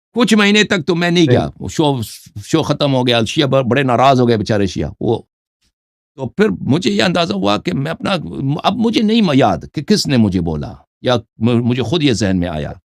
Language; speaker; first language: Urdu; non-native, fluent; Persian